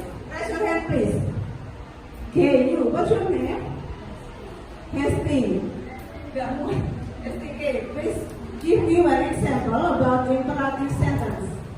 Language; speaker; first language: English; non-native, learner; Indonesian